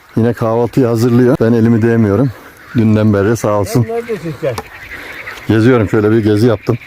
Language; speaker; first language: Turkish; native; Turkish